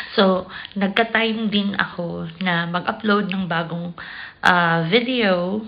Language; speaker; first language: Filipino; non-native, local second language; Cebuano